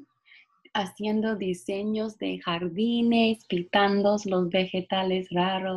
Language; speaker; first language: Spanish; non-native, fluent; English